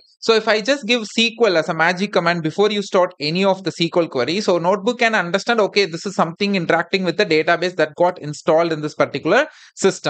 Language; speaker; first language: English; non-native, local second language; Tamil